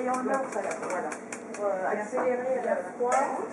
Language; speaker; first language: French; native; French